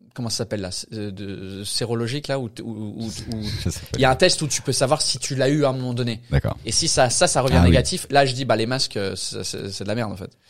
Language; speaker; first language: French; non-native, fluent; English